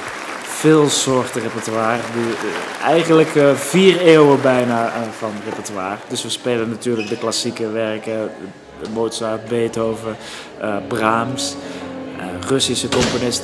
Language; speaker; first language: Dutch; native; Dutch